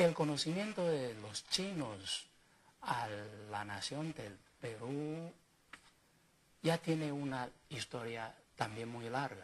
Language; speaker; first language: Spanish; non-native, fluent; Chinese